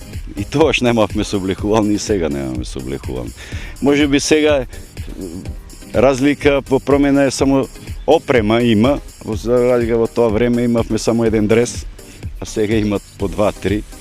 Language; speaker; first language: Macedonian; native; Macedonian